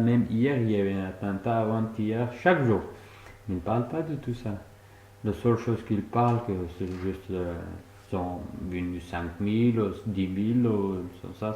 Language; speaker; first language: French; non-native, fluent; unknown